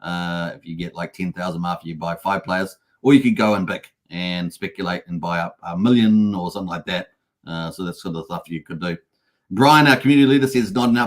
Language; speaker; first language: English; native; English